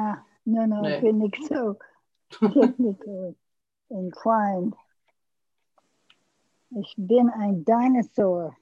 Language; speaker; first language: German; early bilingual, heritage; English